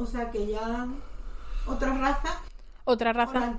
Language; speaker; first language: Spanish; native; Spanish